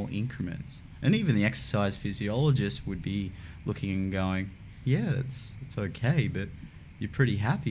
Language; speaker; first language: English; native; English